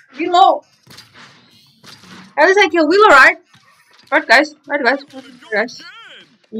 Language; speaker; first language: English; non-native, learner; Indonesian